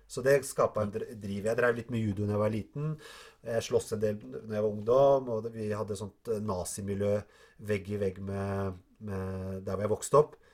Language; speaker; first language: Norwegian; early bilingual, other home language; Arabic